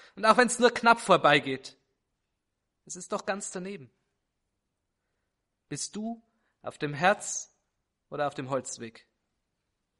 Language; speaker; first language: German; native; German